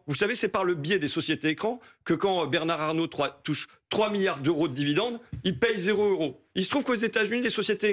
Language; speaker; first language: French; native; French